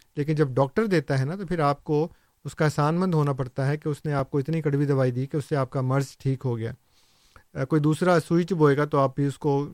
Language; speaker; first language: Urdu; non-native, local second language; Punjabi